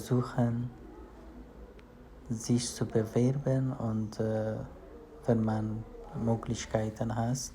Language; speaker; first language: German; non-native, learner; Persian